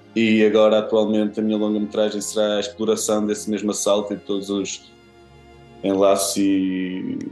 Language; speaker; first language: Portuguese; native; Portuguese